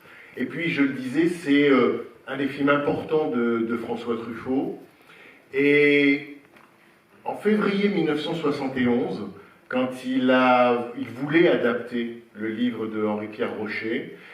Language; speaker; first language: French; native; French